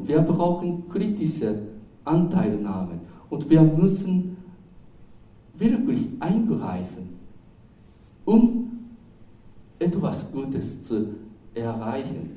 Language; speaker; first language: German; non-native, fluent; Japanese